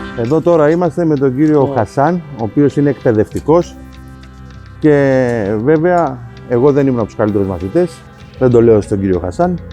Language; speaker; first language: Greek; native; Greek